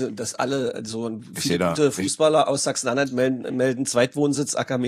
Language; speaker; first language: German; native; German